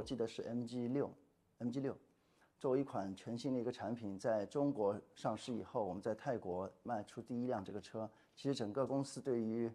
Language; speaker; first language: Chinese; native; Chinese